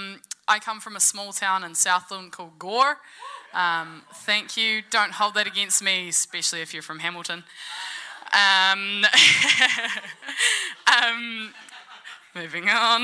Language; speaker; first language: English; native; English